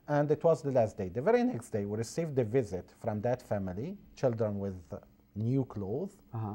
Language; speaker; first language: English; non-native, fluent; Arabic